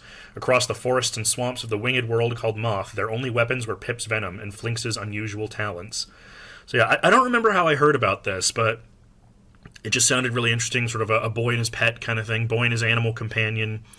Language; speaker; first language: English; native; English